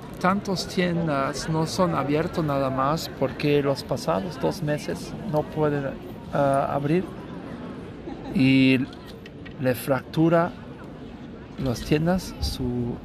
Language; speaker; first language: Spanish; non-native, learner; German